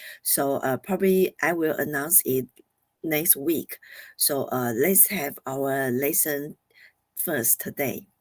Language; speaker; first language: English; non-native, fluent; Chinese